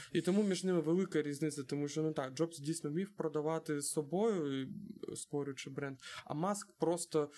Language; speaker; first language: Ukrainian; non-native, local second language; Russian